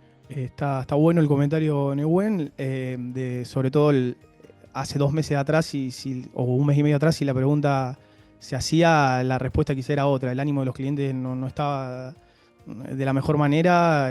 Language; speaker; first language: Spanish; native; Spanish